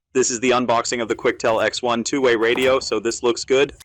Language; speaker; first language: English; native; English